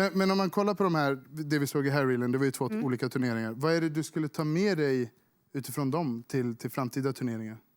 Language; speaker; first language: Swedish; native; Swedish